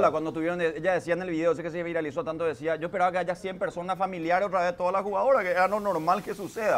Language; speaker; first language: Spanish; native; Spanish